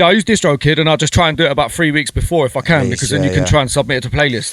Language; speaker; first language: English; native; English